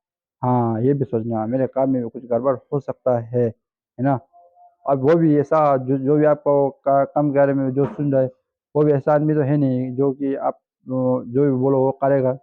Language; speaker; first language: Hindi; non-native, fluent; Tibetan